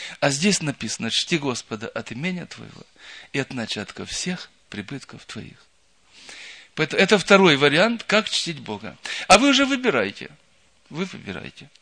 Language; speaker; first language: Russian; native; Russian